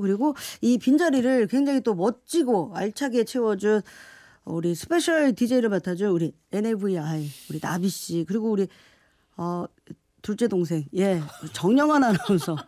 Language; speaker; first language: Korean; native; Korean